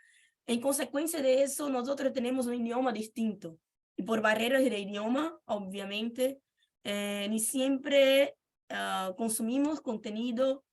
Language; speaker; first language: Spanish; non-native, fluent; Portuguese